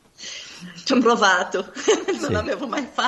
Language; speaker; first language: Italian; non-native, learner; Portuguese